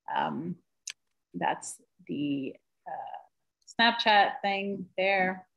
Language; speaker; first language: English; native; English